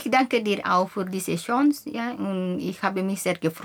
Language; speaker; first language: German; non-native, fluent; Indonesian